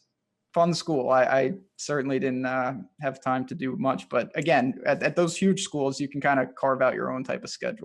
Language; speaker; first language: English; native; English